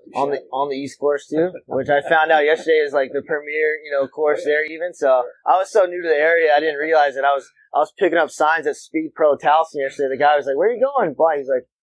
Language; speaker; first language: English; native; English